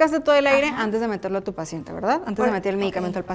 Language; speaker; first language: Spanish; native; Spanish